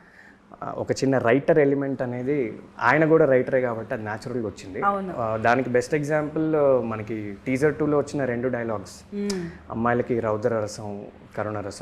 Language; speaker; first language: Telugu; native; Telugu